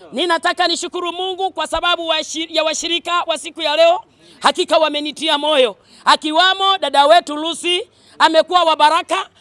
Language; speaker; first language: Swahili; non-native, local second language; Luyia